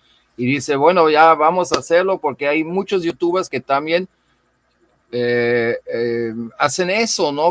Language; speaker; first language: Spanish; non-native, fluent; German